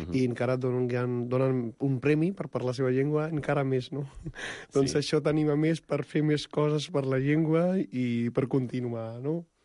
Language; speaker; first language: Catalan; non-native, fluent; Punjabi